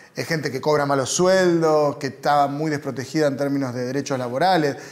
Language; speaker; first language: Spanish; native; Spanish